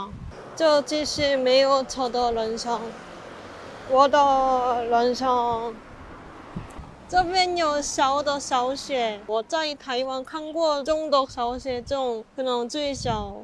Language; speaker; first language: Chinese; non-native, fluent; Korean